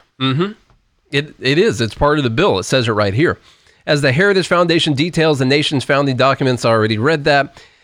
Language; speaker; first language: English; native; English